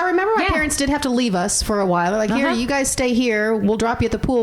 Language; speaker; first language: English; native; English